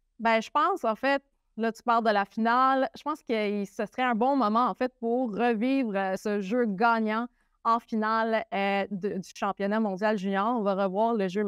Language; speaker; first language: French; native; French